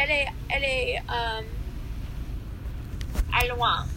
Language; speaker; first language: French; non-native, learner; English